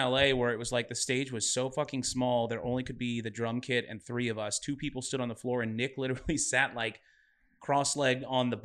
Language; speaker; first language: English; native; English